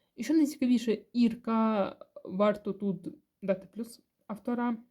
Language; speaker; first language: Ukrainian; non-native, local second language; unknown